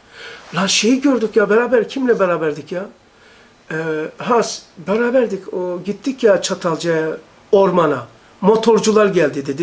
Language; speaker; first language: Turkish; native; Turkish